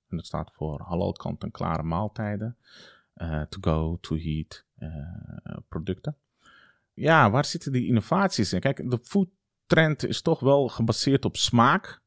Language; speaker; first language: Dutch; early bilingual, other home language; Turkish